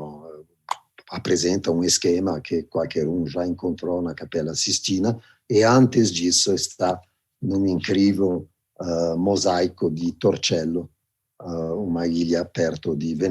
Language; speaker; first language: Portuguese; non-native, fluent; Italian